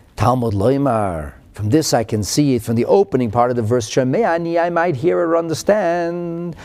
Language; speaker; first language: English; early bilingual, other home language; German